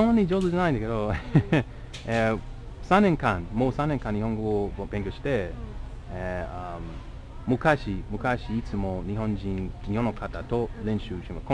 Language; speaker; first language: Japanese; non-native, learner; English